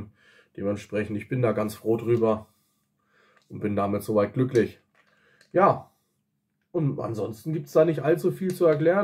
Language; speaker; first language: German; native; German